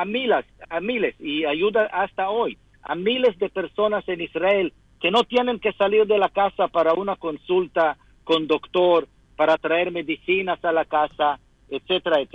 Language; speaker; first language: Spanish; non-native, fluent; Hebrew